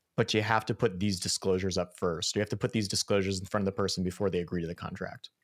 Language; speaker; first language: English; native; English